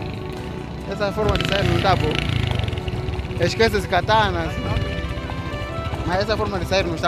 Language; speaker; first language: Portuguese; non-native, local second language; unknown